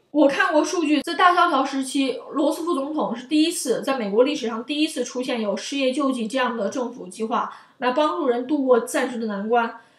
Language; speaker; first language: Chinese; native; Chinese